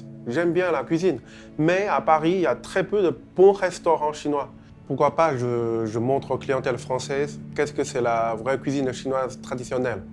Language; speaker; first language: French; non-native, fluent; Chinese